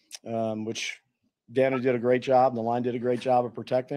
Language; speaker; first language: English; native; English